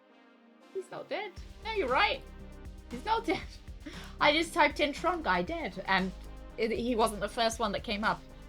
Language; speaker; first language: English; native; English